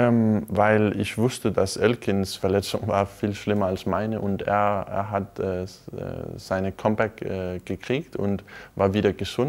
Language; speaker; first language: German; non-native, fluent; Danish